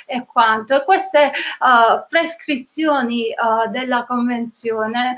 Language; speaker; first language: Italian; native; Italian